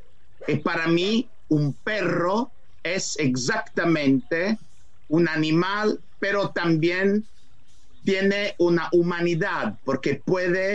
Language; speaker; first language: Spanish; non-native, fluent; Italian